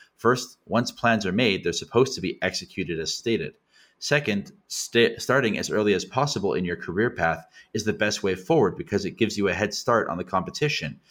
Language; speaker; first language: English; native; English